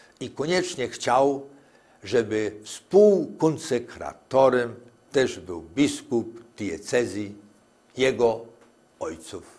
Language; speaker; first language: Polish; native; Polish